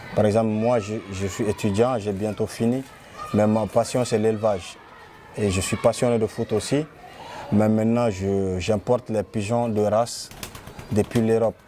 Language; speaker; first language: French; non-native, local second language; Fula